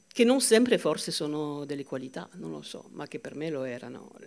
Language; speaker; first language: Italian; non-native, fluent; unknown